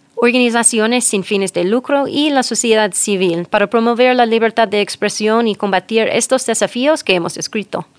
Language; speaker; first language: Spanish; non-native, fluent; English